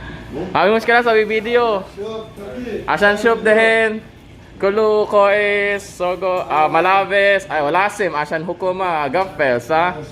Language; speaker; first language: Arabic; non-native, learner; Filipino